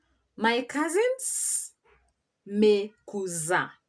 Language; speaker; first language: French; non-native, fluent; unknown